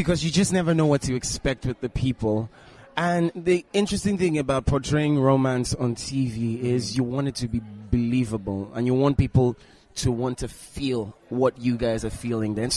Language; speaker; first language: English; non-native, local second language; Igbo